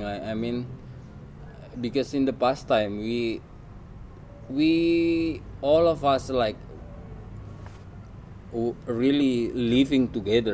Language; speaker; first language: English; non-native, learner; Indonesian